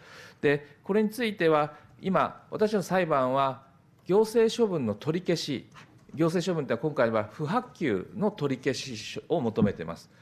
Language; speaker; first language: Japanese; native; Japanese